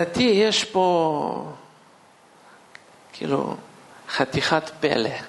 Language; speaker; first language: Hebrew; non-native, fluent; Russian